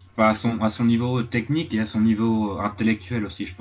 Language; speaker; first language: French; native; French